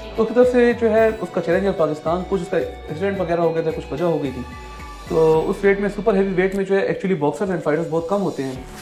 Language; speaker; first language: Urdu; non-native, local second language; Pashto